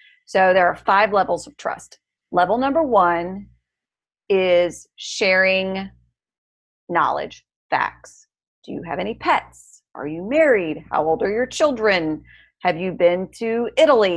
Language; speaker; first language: English; native; English